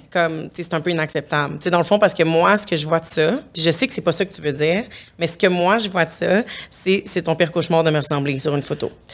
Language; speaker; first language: French; native; French